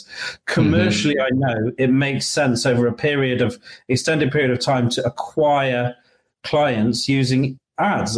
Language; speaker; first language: English; native; English